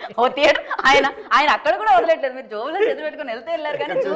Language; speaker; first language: Telugu; native; Telugu